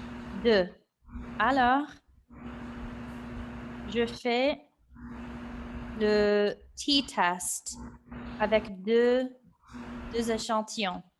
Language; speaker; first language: French; non-native, fluent; English